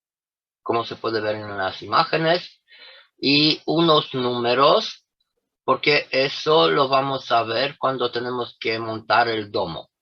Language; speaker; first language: Spanish; non-native, fluent; Romanian